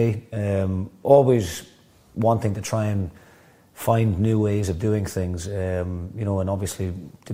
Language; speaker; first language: English; native; English